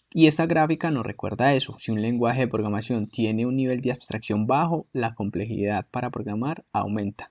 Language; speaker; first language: Spanish; native; Spanish